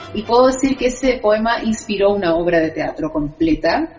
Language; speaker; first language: Spanish; early bilingual, other home language; Portuguese